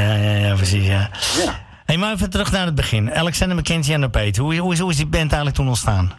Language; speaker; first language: Dutch; native; Dutch